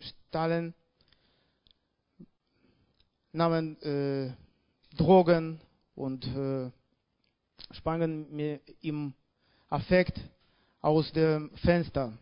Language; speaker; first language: German; non-native, learner; Russian